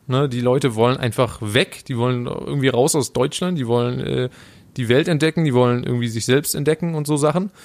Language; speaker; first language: German; native; German